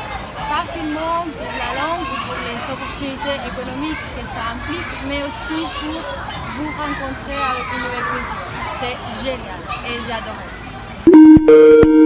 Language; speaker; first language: French; non-native, fluent; Spanish